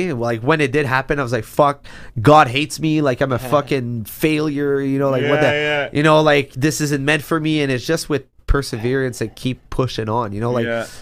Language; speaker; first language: English; non-native, fluent; French